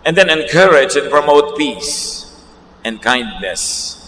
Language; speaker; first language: English; non-native, local second language; Filipino